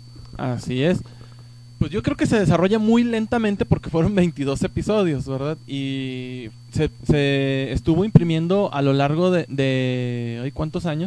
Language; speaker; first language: Spanish; native; Spanish